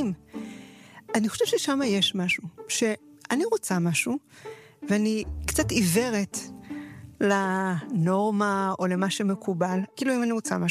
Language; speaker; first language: Hebrew; native; Hebrew